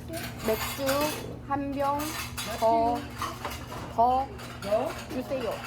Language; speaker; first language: Korean; non-native, learner; English